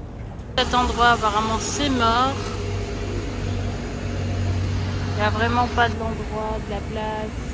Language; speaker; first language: French; non-native, local second language; Arabic